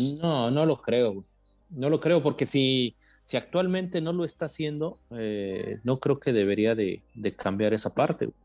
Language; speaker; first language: Spanish; native; Spanish